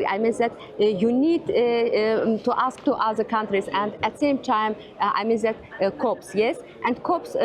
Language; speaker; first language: English; non-native, learner; Azerbaijani